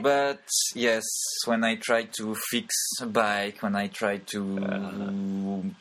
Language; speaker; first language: English; non-native, fluent; French